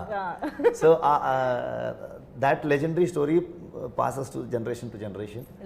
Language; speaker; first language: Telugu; non-native, learner; Kannada